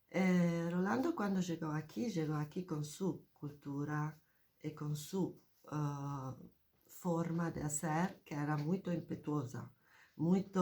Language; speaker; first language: Spanish; non-native, fluent; Italian